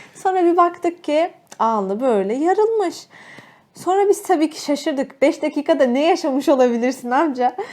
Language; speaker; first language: Turkish; native; Turkish